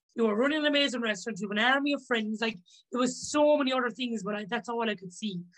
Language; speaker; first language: English; native; English